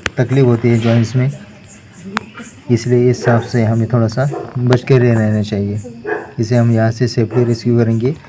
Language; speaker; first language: Hindi; non-native, local second language; Marathi